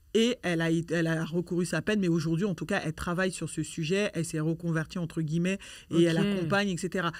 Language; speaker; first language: French; native; French